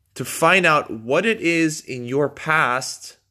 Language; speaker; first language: English; native; English